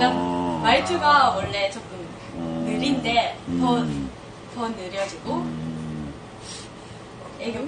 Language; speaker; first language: Korean; non-native, fluent; Japanese